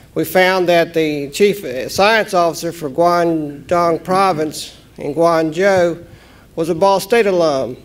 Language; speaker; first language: English; native; English